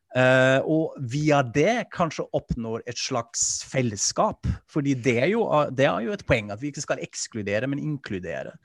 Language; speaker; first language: Norwegian; non-native, fluent; German